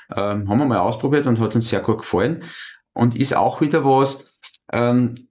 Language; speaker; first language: German; native; German